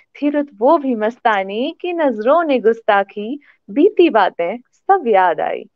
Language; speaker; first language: Hindi; native; Hindi